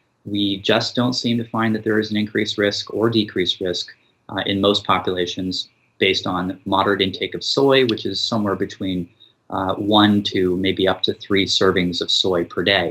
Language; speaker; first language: English; native; English